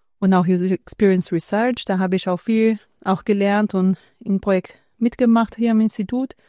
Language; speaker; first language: German; non-native, fluent; Portuguese